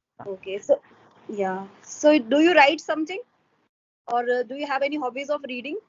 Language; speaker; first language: English; non-native, local second language; Hindi